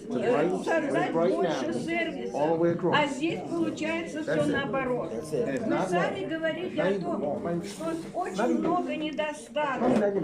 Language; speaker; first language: Russian; native; Russian